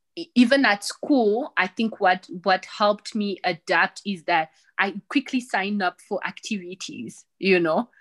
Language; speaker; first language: English; non-native, fluent; Rundi